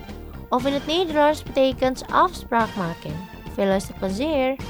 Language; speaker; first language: Dutch; non-native, learner; Indonesian